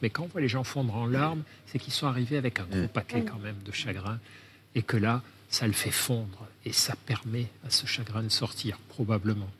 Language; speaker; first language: French; native; French